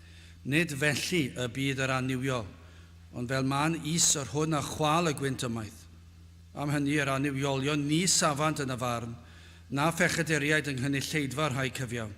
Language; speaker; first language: Welsh; native; Welsh